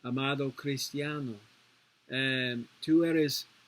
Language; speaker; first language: Spanish; non-native, learner; English